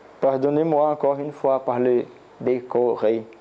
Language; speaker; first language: French; non-native, learner; Portuguese